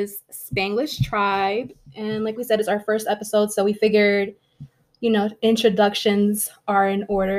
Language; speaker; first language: English; early bilingual, other home language; Spanish